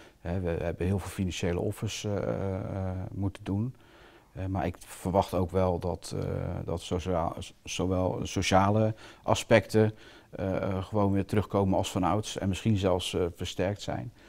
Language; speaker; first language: Dutch; native; Dutch